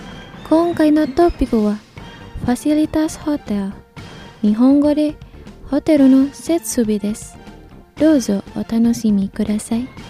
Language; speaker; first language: Japanese; non-native, fluent; Indonesian